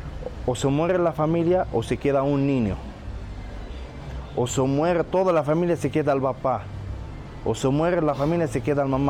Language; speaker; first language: Spanish; non-native, learner; Arabic